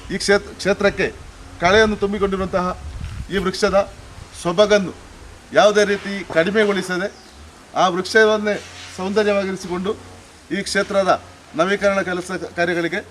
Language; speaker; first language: Kannada; native; Kannada